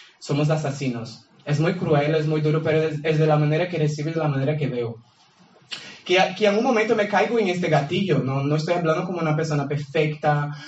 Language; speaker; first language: Spanish; non-native, fluent; Portuguese